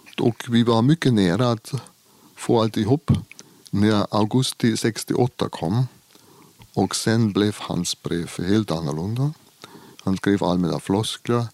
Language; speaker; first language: Swedish; non-native, fluent; German